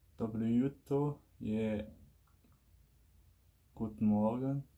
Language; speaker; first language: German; non-native, learner; Bosnian